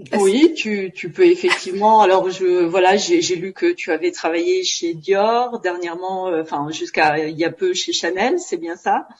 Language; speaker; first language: French; native; French